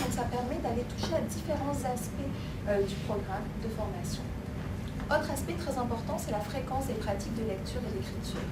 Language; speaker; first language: French; native; French